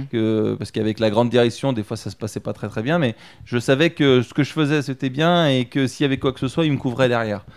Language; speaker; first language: French; native; French